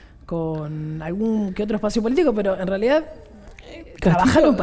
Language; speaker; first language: Spanish; native; Spanish